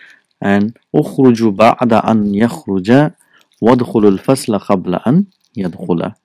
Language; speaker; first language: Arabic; non-native, fluent; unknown